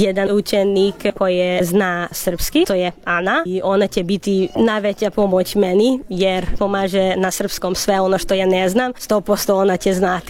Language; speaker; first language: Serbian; non-native, local second language; Hungarian